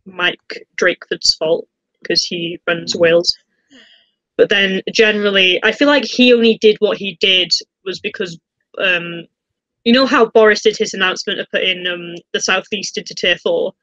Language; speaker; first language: English; native; English